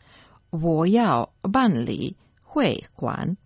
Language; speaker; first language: Chinese; non-native, fluent; Croatian